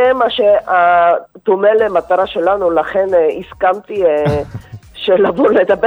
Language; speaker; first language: Hebrew; non-native, fluent; Korean